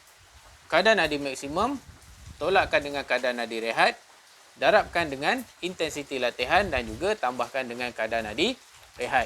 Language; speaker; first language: Malay; native; Malay